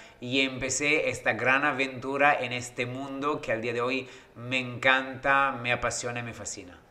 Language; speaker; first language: Spanish; non-native, fluent; Italian